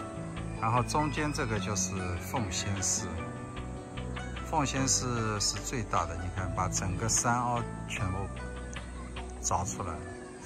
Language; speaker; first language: Chinese; native; Chinese